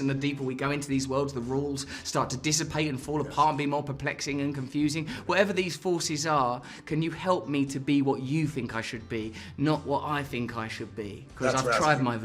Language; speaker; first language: English; native; English